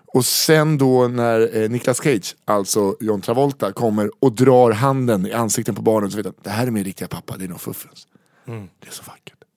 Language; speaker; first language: Swedish; native; Swedish